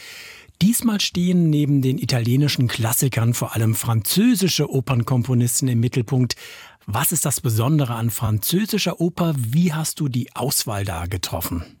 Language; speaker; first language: German; native; German